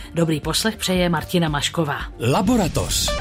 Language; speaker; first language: Czech; native; Czech